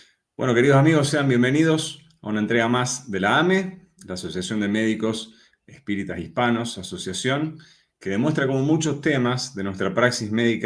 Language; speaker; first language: Spanish; native; Spanish